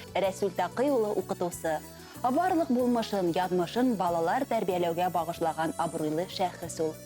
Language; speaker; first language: Tatar; non-native, local second language; Bashkir